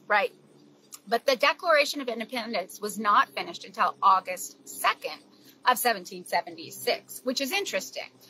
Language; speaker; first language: English; native; English